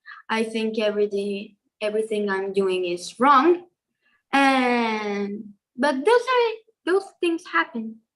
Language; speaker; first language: English; non-native, fluent; Spanish